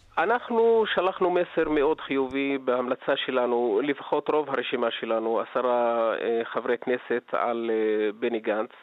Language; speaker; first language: Hebrew; non-native, local second language; Arabic